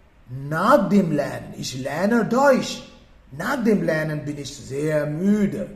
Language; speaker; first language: German; non-native, fluent; Sinhala